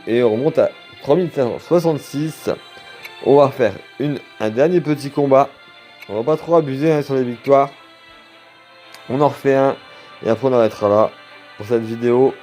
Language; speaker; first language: French; native; French